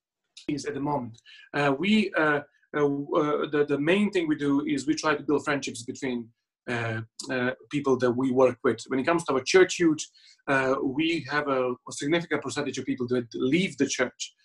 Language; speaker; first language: English; non-native, fluent; Serbian